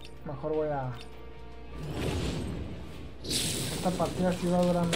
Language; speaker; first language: Spanish; native; Spanish